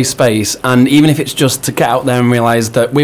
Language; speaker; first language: English; native; English